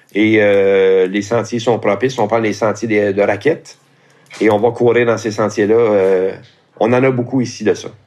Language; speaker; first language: French; native; French